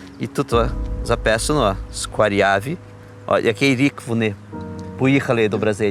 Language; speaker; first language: Ukrainian; early bilingual, heritage; Portuguese